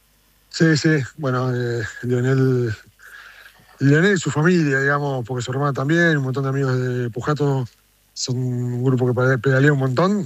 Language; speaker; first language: Spanish; native; Spanish